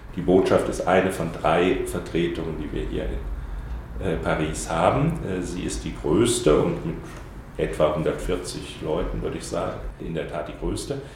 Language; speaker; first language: German; native; German